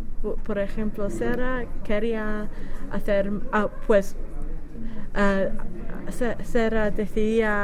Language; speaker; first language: Spanish; non-native, learner; English